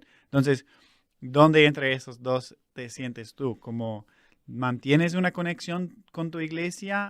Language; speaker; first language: Spanish; non-native, fluent; English